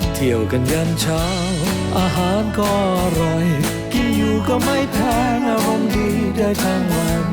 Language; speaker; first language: Thai; non-native, learner; English